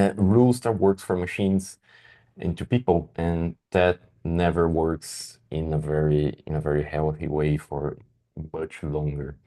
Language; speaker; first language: English; non-native, fluent; Portuguese